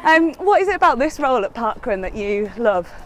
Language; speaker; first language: English; native; English